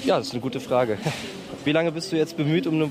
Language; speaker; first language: German; native; German